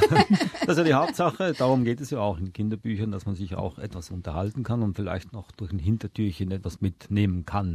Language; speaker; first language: German; native; German